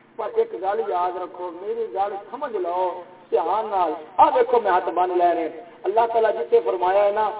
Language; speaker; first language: Urdu; non-native, local second language; Punjabi